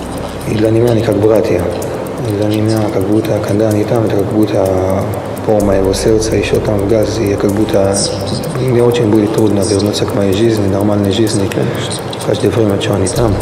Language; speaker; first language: Russian; early bilingual, heritage; Russian